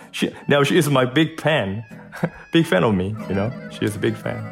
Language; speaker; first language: English; non-native, learner; Korean